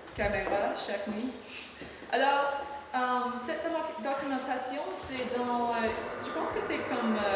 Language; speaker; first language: French; non-native, learner; English